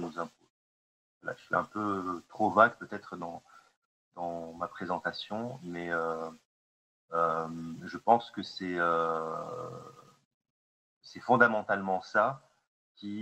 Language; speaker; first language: French; non-native, local second language; Arabic